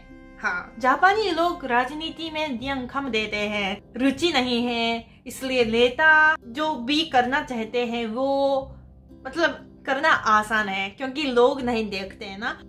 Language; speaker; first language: Hindi; non-native, fluent; Japanese